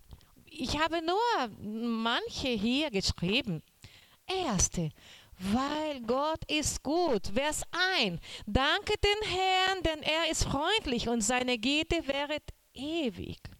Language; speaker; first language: German; non-native, learner; Portuguese